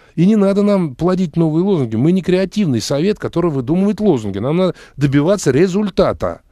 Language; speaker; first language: Russian; native; Russian